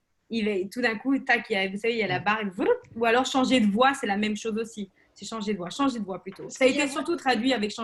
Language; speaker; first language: French; native; French